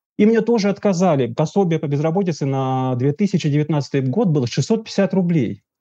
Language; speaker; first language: Russian; native; Russian